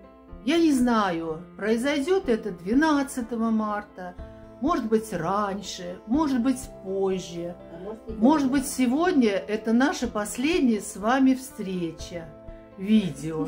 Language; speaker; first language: Russian; native; Russian